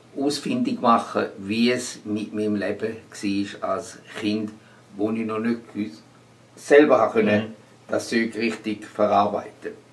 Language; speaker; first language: German; native; German